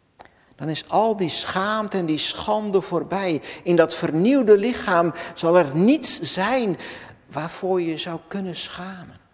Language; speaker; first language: Dutch; native; Dutch